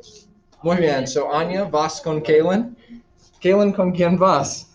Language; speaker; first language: Spanish; non-native, fluent; English